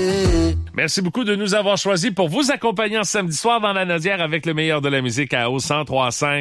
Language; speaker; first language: French; native; French